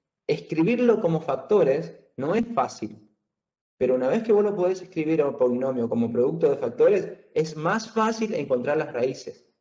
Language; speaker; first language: Spanish; native; Spanish